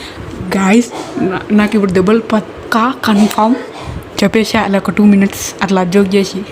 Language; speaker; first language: Telugu; native; Telugu